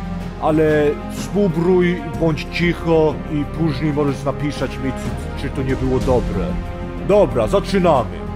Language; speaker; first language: Polish; early bilingual, heritage; Polish